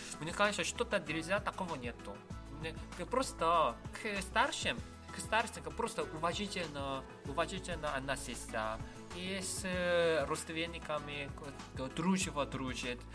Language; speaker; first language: Russian; non-native, learner; Korean